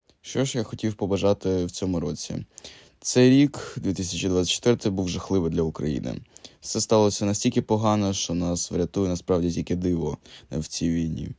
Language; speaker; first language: Ukrainian; native; Ukrainian